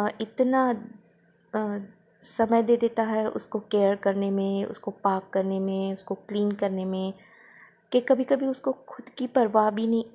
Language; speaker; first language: Hindi; non-native, local second language; Marathi